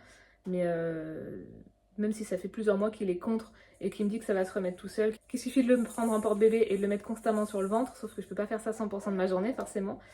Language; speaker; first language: French; native; French